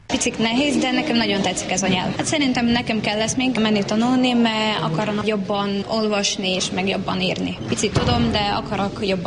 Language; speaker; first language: Hungarian; early bilingual, heritage; Ukrainian